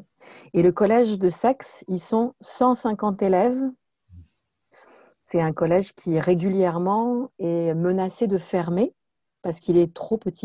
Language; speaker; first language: French; native; French